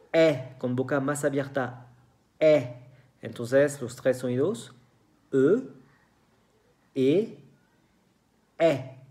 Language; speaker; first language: Spanish; non-native, fluent; French